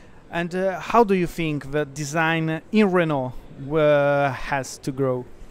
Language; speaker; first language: English; non-native, learner; Italian